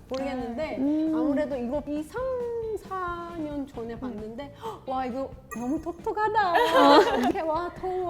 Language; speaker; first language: Korean; non-native, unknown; Persian